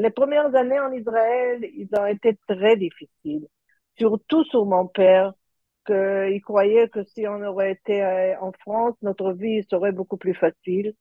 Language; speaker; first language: French; early bilingual, heritage; French